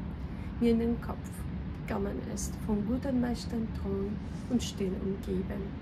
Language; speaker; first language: German; non-native, fluent; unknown